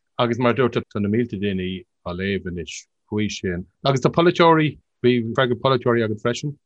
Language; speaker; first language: Irish; non-native, local second language; English